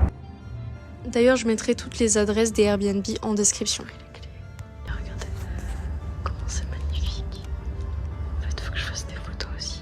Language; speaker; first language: French; native; French